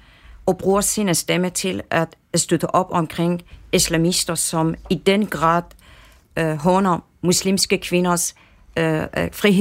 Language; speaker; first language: Danish; non-native, fluent; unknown